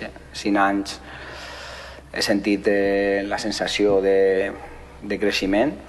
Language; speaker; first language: Catalan; non-native, fluent; Spanish